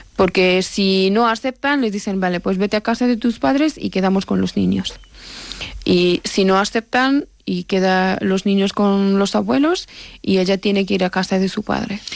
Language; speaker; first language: Spanish; non-native, fluent; Persian